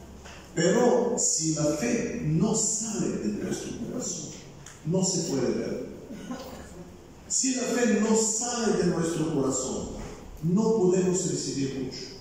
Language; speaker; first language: Spanish; non-native, fluent; Bulgarian